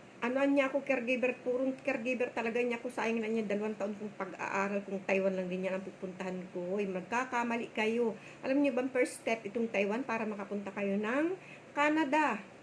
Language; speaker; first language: Filipino; non-native, local second language; Bikol